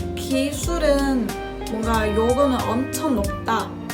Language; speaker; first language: Korean; non-native, fluent; Chinese